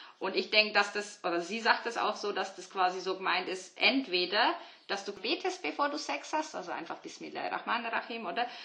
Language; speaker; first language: German; early bilingual, other home language; Turkish